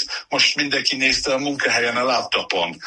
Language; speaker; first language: Hungarian; non-native, learner; English